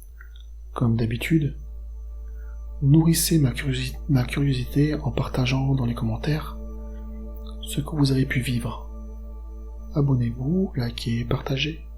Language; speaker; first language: French; native; French